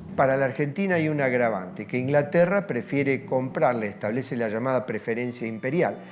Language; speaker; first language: Spanish; native; Spanish